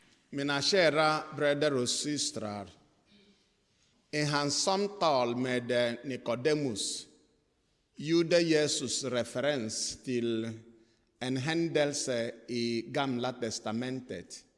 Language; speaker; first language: Swedish; non-native, fluent; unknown